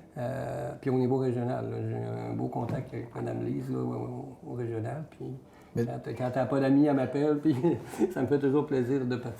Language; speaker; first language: French; native; French